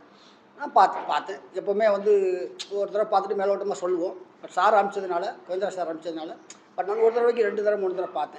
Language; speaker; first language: Tamil; native; Tamil